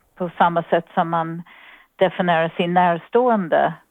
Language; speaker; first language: Swedish; non-native, fluent; English